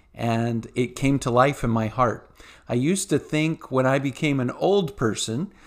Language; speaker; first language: English; native; English